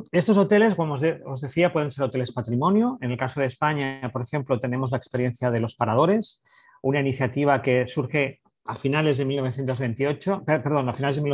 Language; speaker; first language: Spanish; native; Spanish